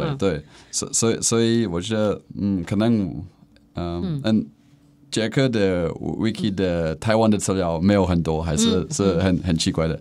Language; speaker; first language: Chinese; non-native, learner; Czech